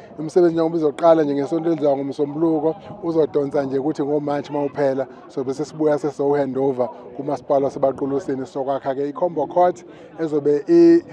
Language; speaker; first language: Zulu; native; Zulu